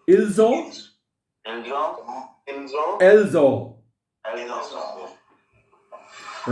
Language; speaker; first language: French; non-native, fluent; Hindi